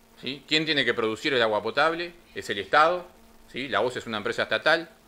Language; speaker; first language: Spanish; native; Spanish